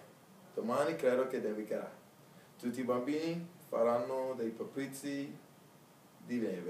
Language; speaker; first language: Italian; non-native, learner; English